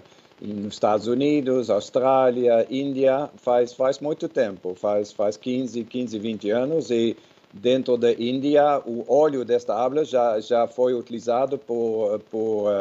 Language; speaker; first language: Portuguese; non-native, fluent; Dutch